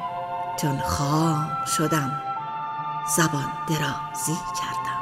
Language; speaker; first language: Persian; native; Persian